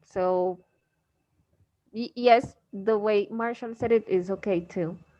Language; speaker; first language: English; non-native, fluent; Spanish